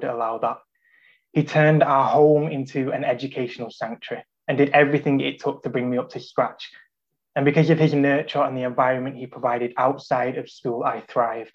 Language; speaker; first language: English; native; English